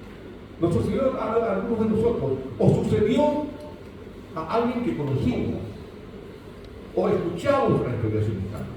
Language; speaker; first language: Spanish; native; Spanish